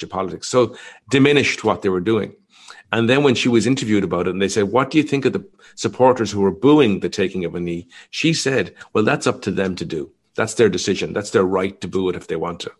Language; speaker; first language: English; native; English